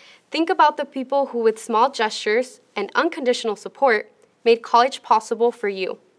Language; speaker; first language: English; early bilingual, other home language; Spanish